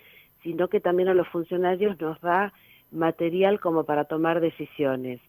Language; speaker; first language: Spanish; native; Spanish